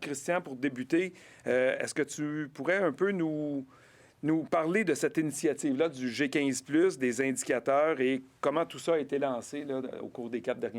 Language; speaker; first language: French; native; French